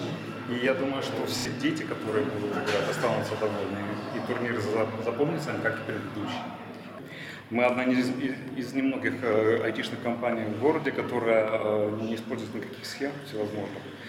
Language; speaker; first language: Russian; native; Russian